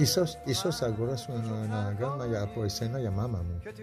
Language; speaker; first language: Greek; non-native, learner; French